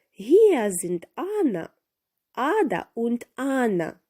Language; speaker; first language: German; non-native, fluent; Ukrainian